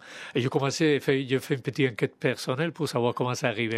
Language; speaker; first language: French; non-native, fluent; Spanish